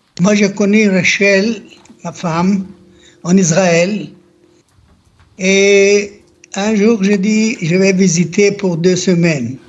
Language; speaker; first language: French; non-native, learner; Hebrew